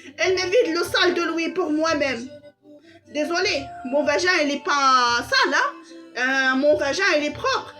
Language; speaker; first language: French; non-native, local second language; Arabic